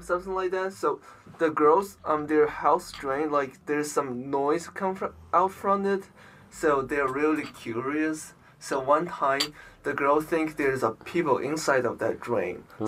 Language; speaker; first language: English; non-native, learner; Chinese